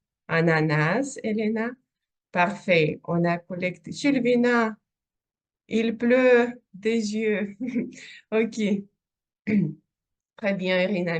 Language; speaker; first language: French; non-native, fluent; Russian